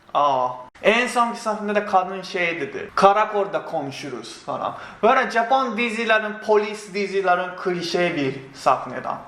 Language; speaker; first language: Turkish; non-native, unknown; Japanese